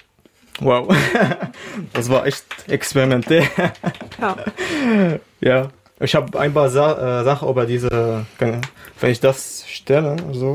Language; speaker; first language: German; non-native, learner; Arabic